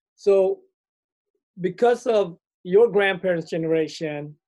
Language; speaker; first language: English; early bilingual, other home language; Swedish